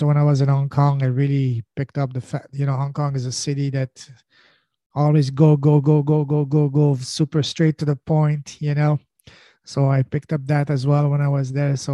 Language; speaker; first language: English; non-native, fluent; French